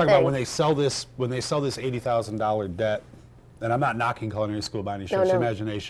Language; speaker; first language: English; native; English